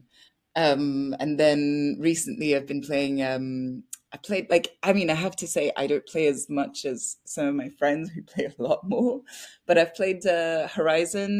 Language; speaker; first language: English; non-native, fluent; French